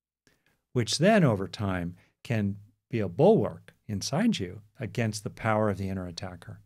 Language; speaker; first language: English; native; English